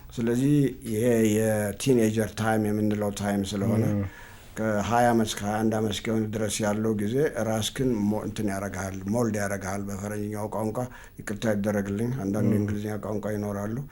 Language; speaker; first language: Amharic; native; Amharic